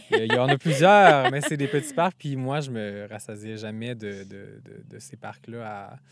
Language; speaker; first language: French; native; French